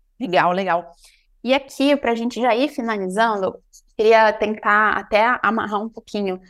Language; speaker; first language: Portuguese; native; Portuguese